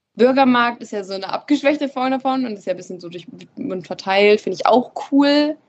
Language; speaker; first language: German; native; German